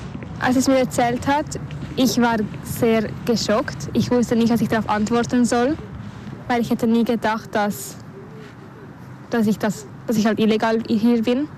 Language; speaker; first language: German; early bilingual, other home language; Spanish